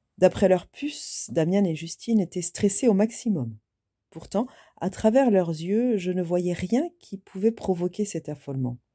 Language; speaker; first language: French; native; French